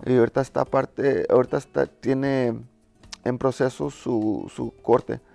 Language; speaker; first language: Spanish; early bilingual, heritage; Spanish